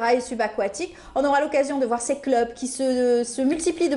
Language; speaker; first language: French; non-native, local second language; Arabic